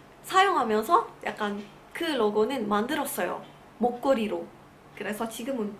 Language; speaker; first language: Korean; non-native, learner; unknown